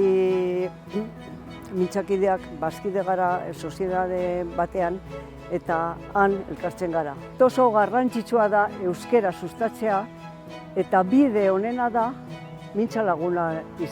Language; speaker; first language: Basque; non-native, learner; Spanish